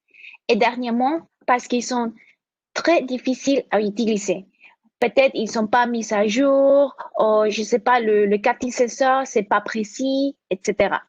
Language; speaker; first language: French; non-native, fluent; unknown